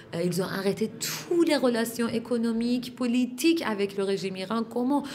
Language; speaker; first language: French; non-native, fluent; Persian